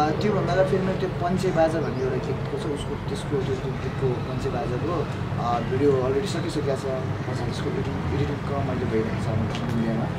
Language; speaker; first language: Nepali; non-native, local second language; Eastern Tamang